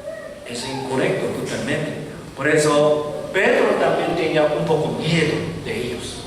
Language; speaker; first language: Spanish; non-native, learner; Korean